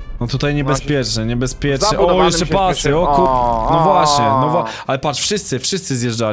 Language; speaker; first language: Polish; native; Polish